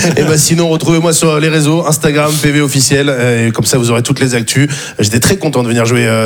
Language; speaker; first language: French; native; French